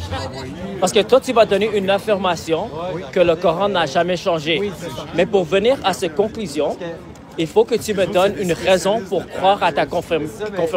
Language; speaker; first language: French; native; French